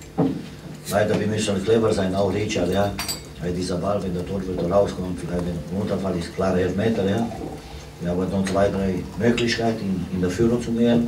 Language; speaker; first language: German; non-native, fluent; Romanian